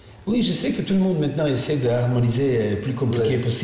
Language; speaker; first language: French; non-native, fluent; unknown